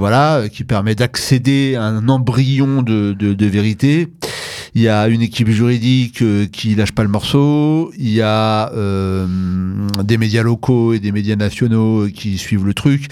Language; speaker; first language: French; native; French